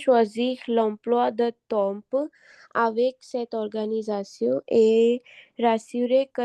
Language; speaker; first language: French; non-native, learner; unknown